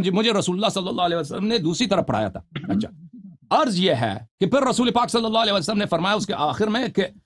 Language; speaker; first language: Urdu; non-native, fluent; Persian